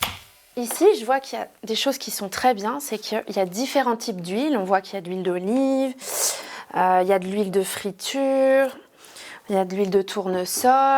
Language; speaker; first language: French; native; French